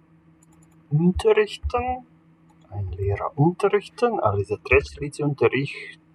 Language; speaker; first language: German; non-native, fluent; Serbian